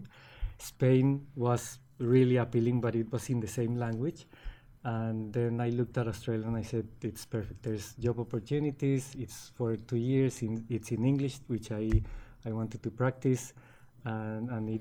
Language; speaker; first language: English; non-native, fluent; Spanish